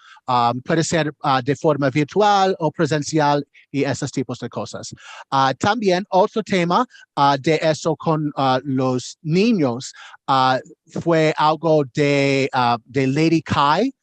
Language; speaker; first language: Spanish; non-native, learner; English